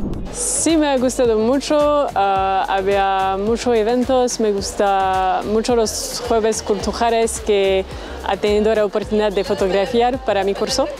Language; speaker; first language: Spanish; non-native, learner; French